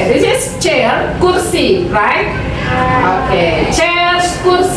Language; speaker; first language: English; non-native, learner; Indonesian